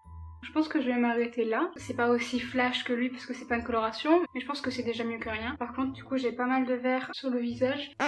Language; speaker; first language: French; native; French